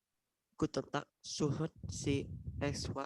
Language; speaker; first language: German; non-native, learner; Indonesian